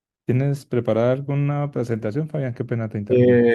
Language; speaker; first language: Spanish; native; Spanish